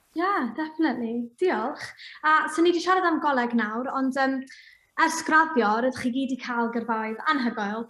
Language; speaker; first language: Welsh; native; Welsh